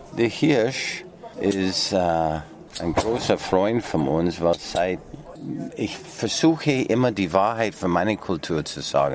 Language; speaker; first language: German; non-native, fluent; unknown